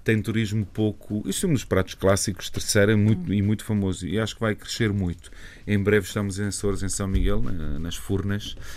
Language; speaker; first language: Portuguese; non-native, fluent; Bosnian